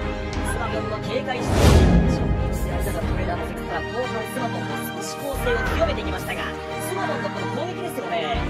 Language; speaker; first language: Japanese; native; Japanese